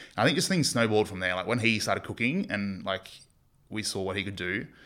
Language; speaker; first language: English; native; English